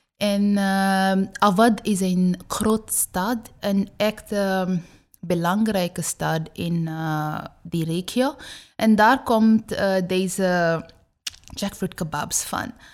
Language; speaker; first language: Dutch; non-native, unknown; Bangla